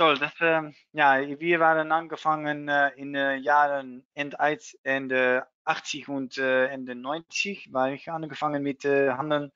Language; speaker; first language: German; non-native, learner; Dutch